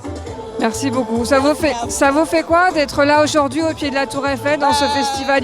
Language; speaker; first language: French; native; French